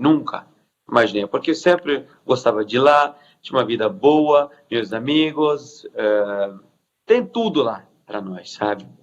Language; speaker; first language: Portuguese; non-native, fluent; Arabic